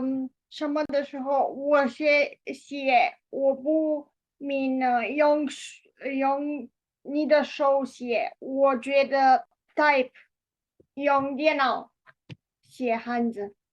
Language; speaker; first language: Chinese; non-native, learner; Romanian